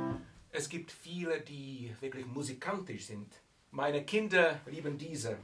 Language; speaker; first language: German; non-native, fluent; Czech